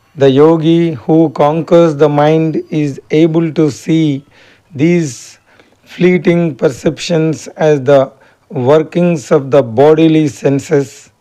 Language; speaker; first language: English; non-native, local second language; Telugu